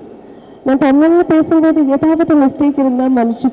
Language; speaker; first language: Tamil; non-native, learner; Malayalam